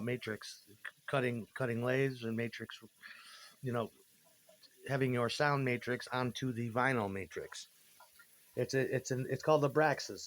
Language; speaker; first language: English; native; English